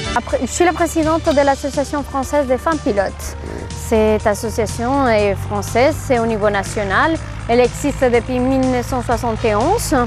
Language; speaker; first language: French; non-native, fluent; Spanish